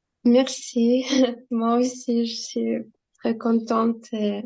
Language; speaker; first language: French; non-native, fluent; Russian